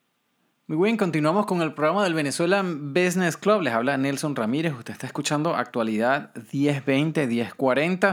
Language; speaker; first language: Spanish; native; Spanish